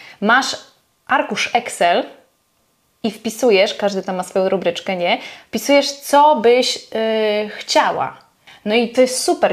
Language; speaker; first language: Polish; native; Polish